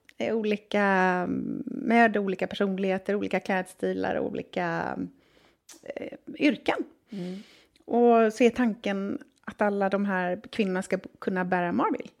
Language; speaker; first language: Swedish; native; Swedish